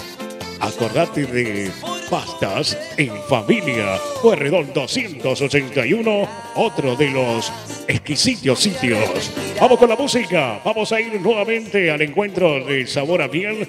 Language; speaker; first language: Spanish; native; Spanish